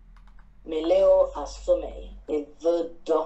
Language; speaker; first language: French; non-native, learner; Chinese